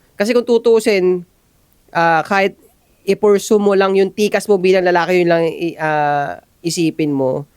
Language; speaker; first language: Filipino; native; Filipino